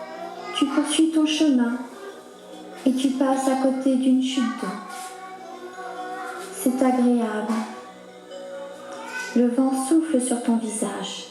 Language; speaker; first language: French; native; French